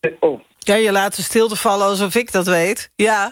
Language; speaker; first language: Dutch; native; Dutch